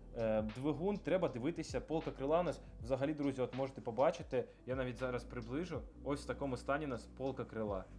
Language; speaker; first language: Ukrainian; non-native, local second language; Russian